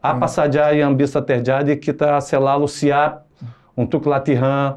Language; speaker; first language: Indonesian; non-native, fluent; Portuguese